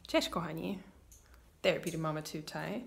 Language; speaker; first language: Polish; non-native, learner; English